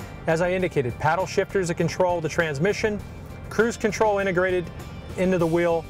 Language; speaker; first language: English; native; English